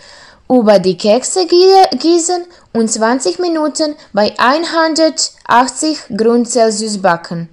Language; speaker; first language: German; non-native, learner; Croatian